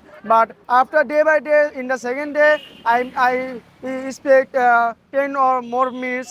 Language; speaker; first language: English; non-native, learner; Bangla